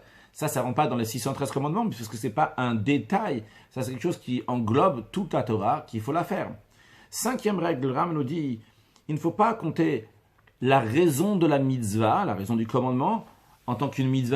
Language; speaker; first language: French; native; French